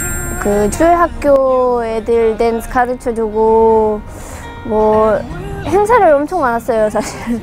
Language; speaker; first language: Korean; non-native, fluent; Russian